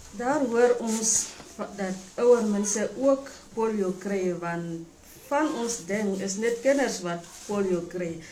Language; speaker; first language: Afrikaans; non-native, local second language; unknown